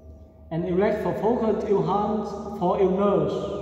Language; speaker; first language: Dutch; non-native, fluent; Vietnamese